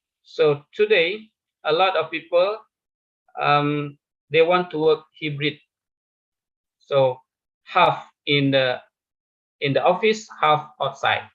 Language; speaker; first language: English; non-native, fluent; Indonesian